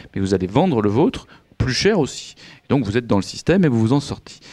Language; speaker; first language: French; native; French